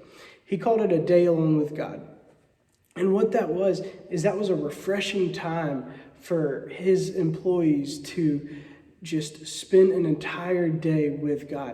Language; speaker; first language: English; native; English